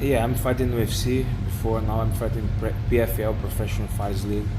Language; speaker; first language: English; non-native, learner; Portuguese